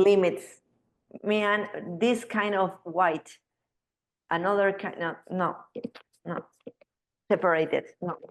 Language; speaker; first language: English; non-native, learner; Spanish